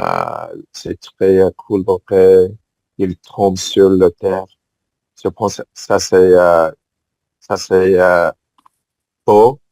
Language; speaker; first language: French; non-native, fluent; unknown